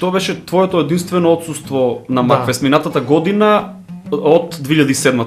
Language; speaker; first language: Macedonian; native; Macedonian